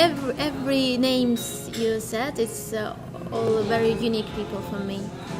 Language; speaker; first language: English; non-native, learner; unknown